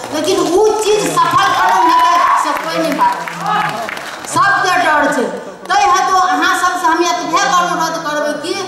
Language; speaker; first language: Maithili; non-native, local second language; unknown